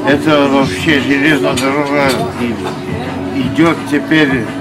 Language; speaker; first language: Russian; non-native, local second language; Lithuanian